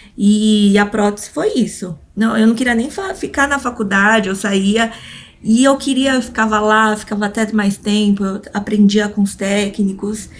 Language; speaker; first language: Portuguese; early bilingual, other home language; Korean